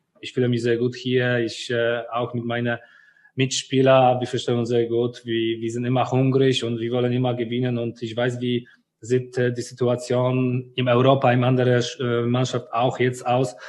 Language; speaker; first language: German; non-native, learner; Polish